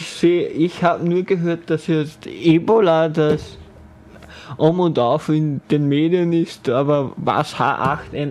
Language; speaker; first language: German; native; German